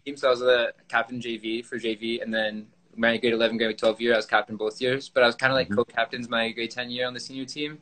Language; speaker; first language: English; native; English